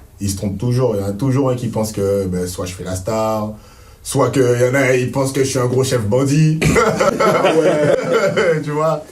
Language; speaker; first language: French; native; French